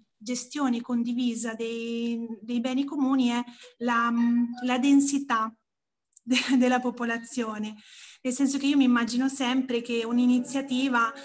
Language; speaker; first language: Italian; native; Italian